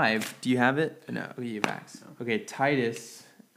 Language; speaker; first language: English; native; English